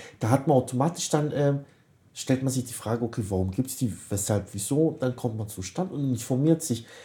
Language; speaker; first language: German; early bilingual, other home language; Kurdish